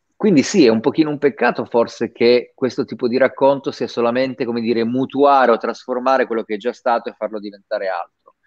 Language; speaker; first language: Italian; native; Italian